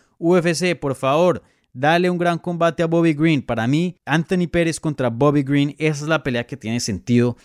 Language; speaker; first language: Spanish; native; Spanish